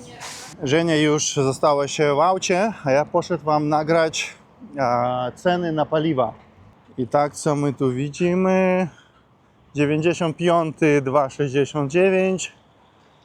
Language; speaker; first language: Polish; non-native, learner; Russian